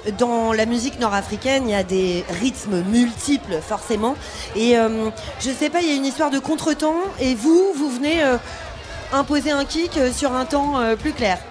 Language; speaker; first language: French; native; French